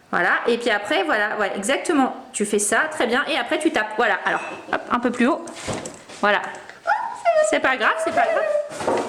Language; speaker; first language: French; native; French